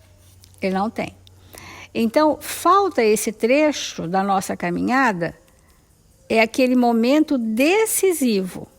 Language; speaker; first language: Portuguese; native; Portuguese